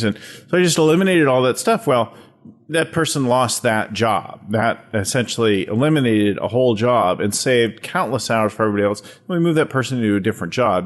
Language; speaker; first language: English; native; English